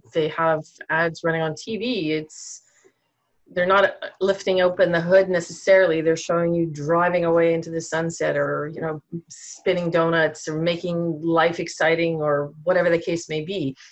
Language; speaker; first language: English; native; English